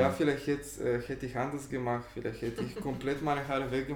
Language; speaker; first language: German; non-native, fluent; Bulgarian